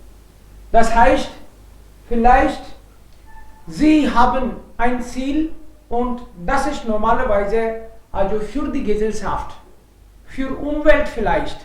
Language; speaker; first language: German; non-native, fluent; Hindi